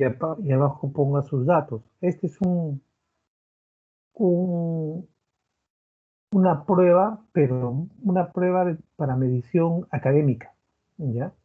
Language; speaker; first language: Spanish; native; Spanish